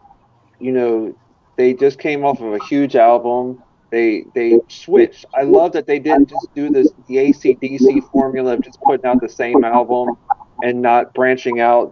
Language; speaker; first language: English; native; English